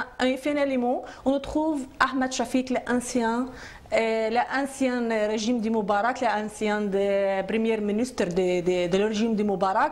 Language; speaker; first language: French; non-native, learner; Arabic